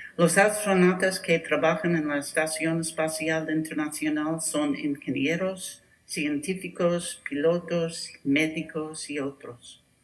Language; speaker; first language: Spanish; non-native, learner; English